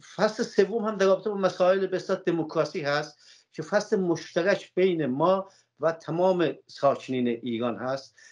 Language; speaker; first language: Persian; non-native, local second language; Azerbaijani